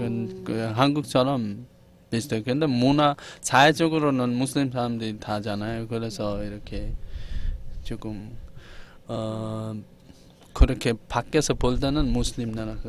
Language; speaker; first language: Korean; non-native, fluent; Bangla